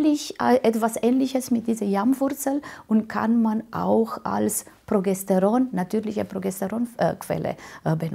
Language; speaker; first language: German; non-native, fluent; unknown